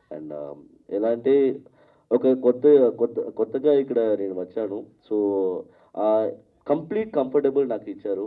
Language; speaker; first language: Telugu; non-native, learner; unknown